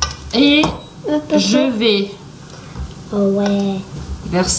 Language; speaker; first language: French; native; French